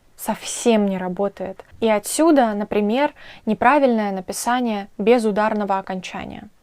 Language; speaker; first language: Russian; native; Russian